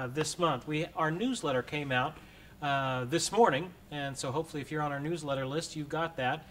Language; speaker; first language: English; native; English